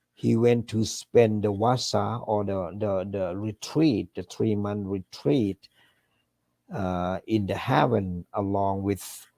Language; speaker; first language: English; non-native, fluent; Thai